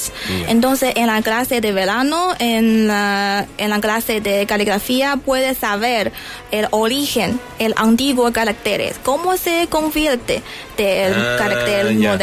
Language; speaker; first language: Spanish; non-native, learner; Chinese